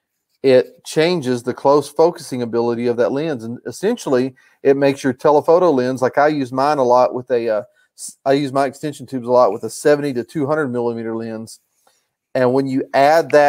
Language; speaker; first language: English; native; English